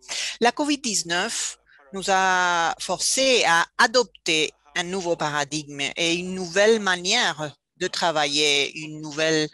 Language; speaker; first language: French; non-native, fluent; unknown